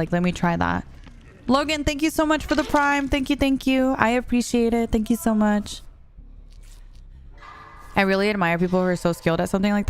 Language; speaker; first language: English; early bilingual, heritage; Spanish